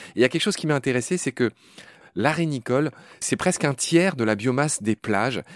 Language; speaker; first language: French; native; French